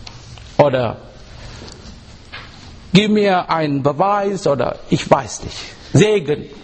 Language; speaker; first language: German; non-native, learner; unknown